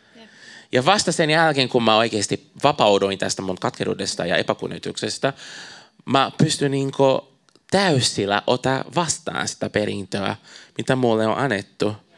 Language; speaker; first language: Finnish; non-native, fluent; Portuguese